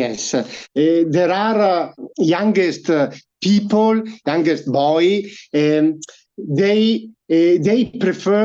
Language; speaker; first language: English; non-native, learner; Italian